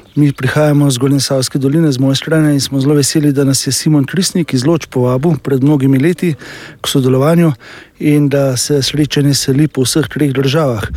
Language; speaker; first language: Slovenian; native; Slovenian